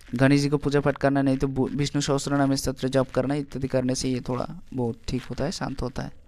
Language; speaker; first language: Hindi; non-native, local second language; Bangla